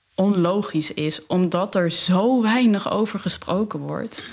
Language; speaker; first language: Dutch; native; Dutch